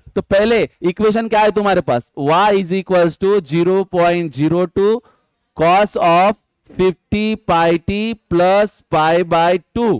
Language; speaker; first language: Hindi; non-native, local second language; Marathi